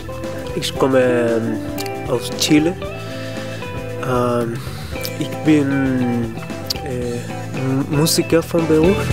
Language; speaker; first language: German; non-native, learner; Spanish